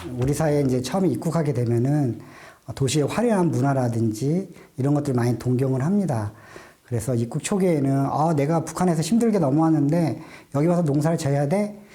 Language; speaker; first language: Korean; native; Korean